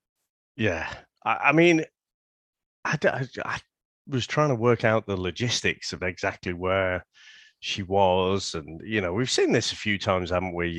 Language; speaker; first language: English; native; English